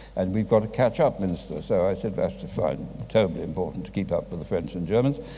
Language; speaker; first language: English; native; English